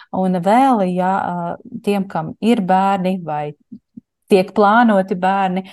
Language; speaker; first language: Latvian; native; Latvian